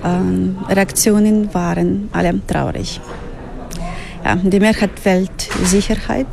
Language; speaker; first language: German; non-native, fluent; Ukrainian